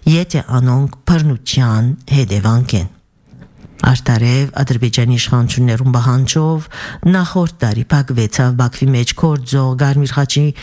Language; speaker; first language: Armenian; early bilingual, heritage; Armenian